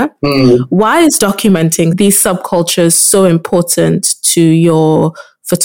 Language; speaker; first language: English; non-native, local second language; Yoruba